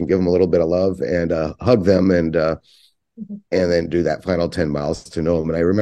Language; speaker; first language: English; native; English